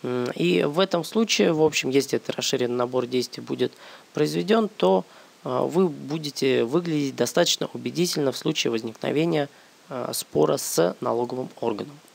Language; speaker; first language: Russian; native; Russian